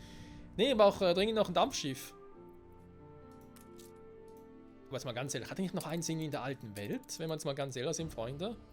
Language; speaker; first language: German; native; German